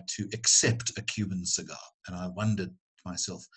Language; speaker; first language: English; native; English